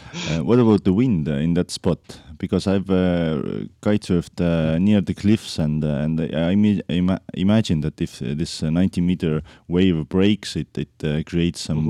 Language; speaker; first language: English; non-native, fluent; Estonian